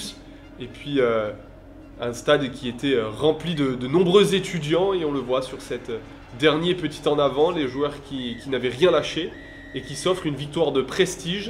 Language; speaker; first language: French; native; French